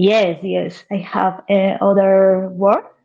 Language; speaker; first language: English; non-native, learner; Spanish